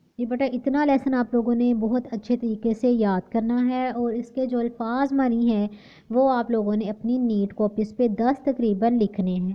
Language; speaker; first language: Urdu; native; Urdu